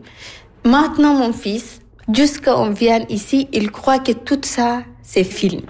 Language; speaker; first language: French; non-native, learner; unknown